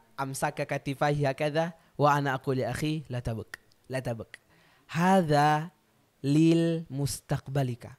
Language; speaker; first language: Arabic; non-native, learner; Indonesian